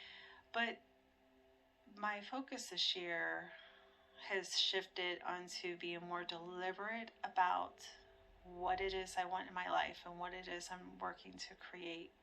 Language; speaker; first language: English; native; English